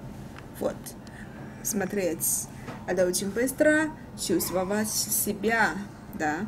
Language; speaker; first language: Russian; non-native, learner; Chinese